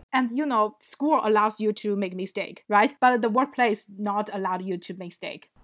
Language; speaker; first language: English; non-native, fluent; Chinese